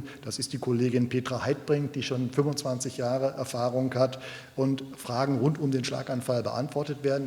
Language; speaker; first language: German; native; German